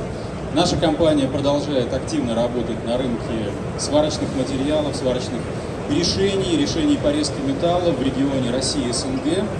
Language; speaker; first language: Russian; native; Russian